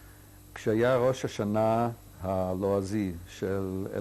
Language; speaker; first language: Hebrew; non-native, fluent; Yiddish